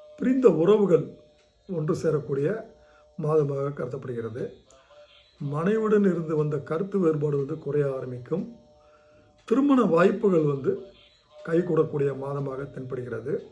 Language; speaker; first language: Tamil; native; Tamil